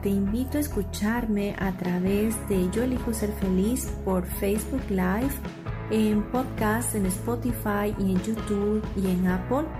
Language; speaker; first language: Spanish; native; Spanish